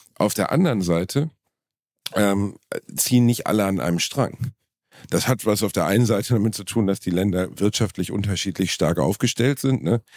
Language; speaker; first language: German; early bilingual, other home language; Turkish